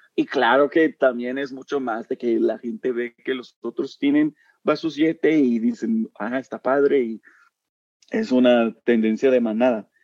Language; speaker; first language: Spanish; non-native, fluent; English